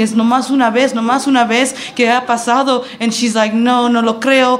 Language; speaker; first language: Spanish; early bilingual, other home language; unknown